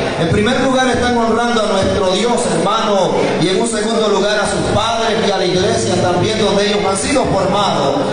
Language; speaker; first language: Spanish; native; Spanish